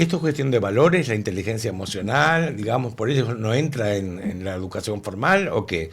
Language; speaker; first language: Spanish; native; Spanish